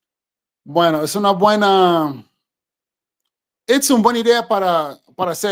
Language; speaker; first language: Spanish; non-native, fluent; English